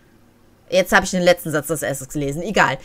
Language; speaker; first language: German; native; German